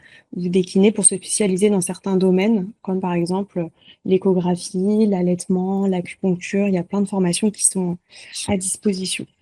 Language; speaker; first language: French; native; French